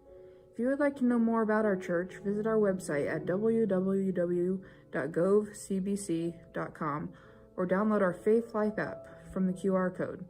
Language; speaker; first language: English; native; English